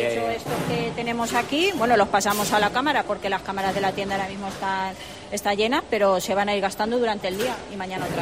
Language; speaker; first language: Spanish; native; Spanish